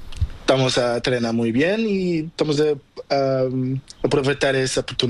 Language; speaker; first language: Spanish; non-native, learner; Portuguese